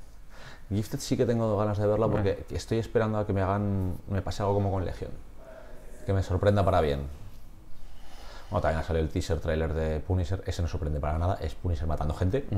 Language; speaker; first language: Spanish; native; Spanish